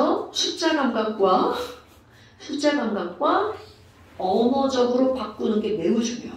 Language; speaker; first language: Korean; native; Korean